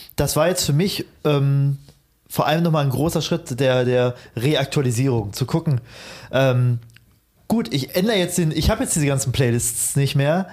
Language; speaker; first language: German; early bilingual, other home language; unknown